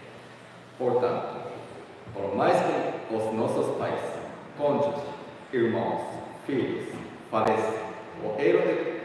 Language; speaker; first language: Portuguese; non-native, fluent; Japanese